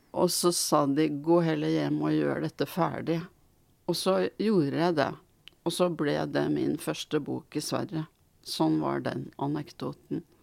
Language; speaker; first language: Norwegian; early bilingual, other home language; Swedish